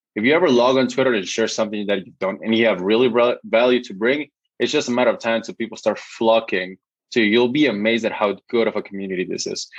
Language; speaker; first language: English; non-native, fluent; Spanish